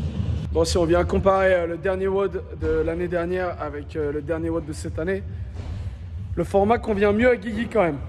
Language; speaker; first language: French; native; French